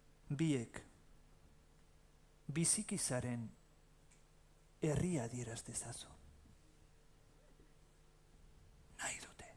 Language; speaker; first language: Basque; native; Basque